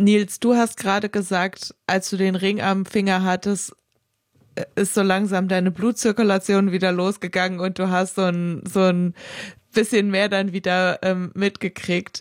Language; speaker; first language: German; native; German